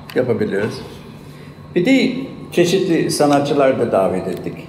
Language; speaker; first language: Turkish; non-native, fluent; Irish